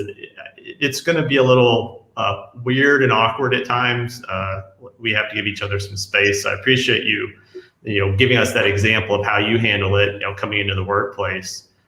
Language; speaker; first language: English; native; English